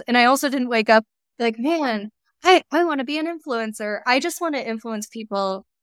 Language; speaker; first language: English; native; English